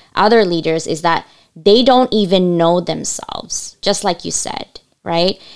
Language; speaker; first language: English; early bilingual, other home language; Cebuano